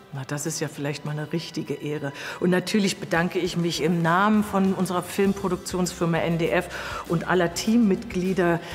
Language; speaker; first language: German; native; German